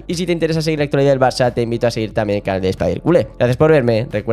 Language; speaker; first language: Spanish; native; Spanish